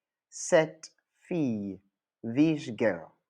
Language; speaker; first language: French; non-native, local second language; English